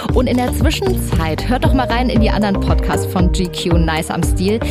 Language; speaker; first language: German; native; German